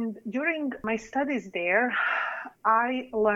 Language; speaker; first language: English; non-native, fluent; Serbian